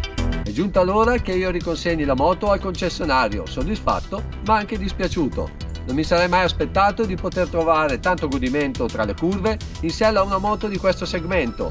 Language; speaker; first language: Italian; native; Italian